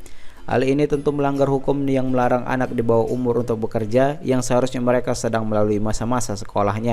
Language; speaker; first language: Indonesian; native; Indonesian